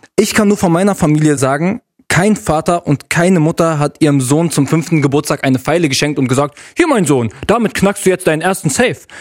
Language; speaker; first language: German; early bilingual, other home language; Arabic